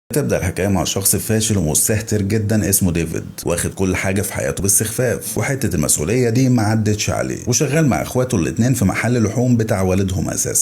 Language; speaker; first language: Arabic; native; Arabic